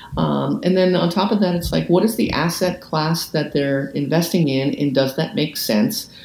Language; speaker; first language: English; native; English